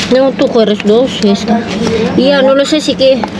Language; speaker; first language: Spanish; non-native, learner; Filipino